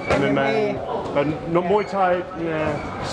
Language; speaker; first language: English; native; English